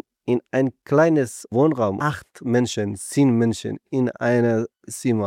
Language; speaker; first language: German; non-native, learner; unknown